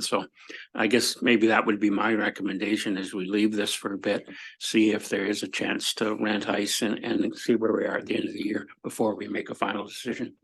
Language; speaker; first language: English; native; English